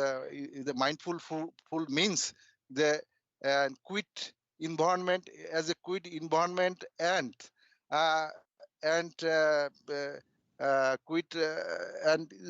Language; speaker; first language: English; non-native, learner; Bangla